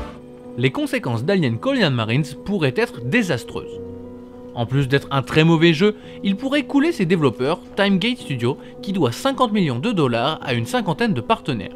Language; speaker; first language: French; native; French